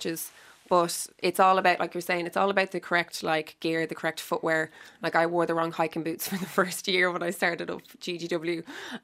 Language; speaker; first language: English; native; English